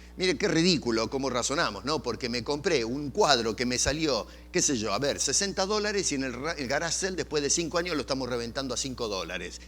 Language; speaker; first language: Spanish; native; Spanish